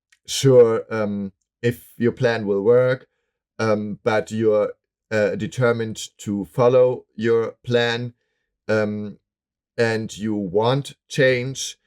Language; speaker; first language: English; non-native, fluent; German